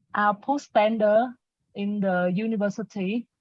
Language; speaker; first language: English; non-native, learner; Vietnamese